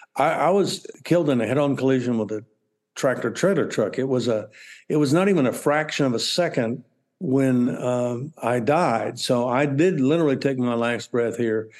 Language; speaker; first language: English; native; English